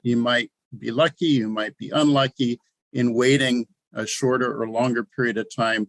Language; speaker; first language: English; native; English